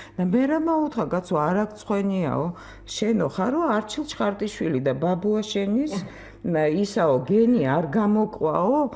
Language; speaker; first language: Georgian; non-native, fluent; Russian